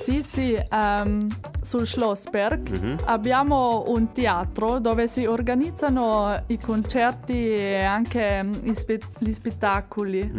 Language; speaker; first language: Italian; non-native, fluent; German